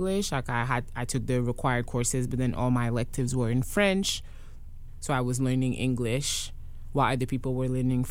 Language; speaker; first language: English; non-native, fluent; French